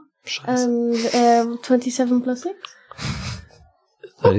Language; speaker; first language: German; non-native, fluent; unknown